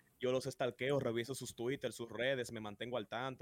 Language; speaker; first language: Spanish; native; Spanish